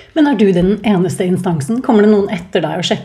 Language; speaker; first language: Norwegian; native; Norwegian